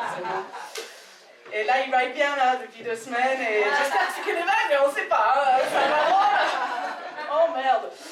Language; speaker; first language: French; non-native, fluent; English